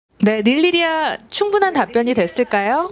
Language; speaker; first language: Korean; native; Korean